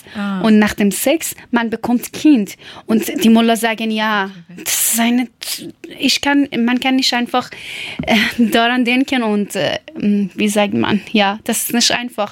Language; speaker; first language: German; non-native, learner; Persian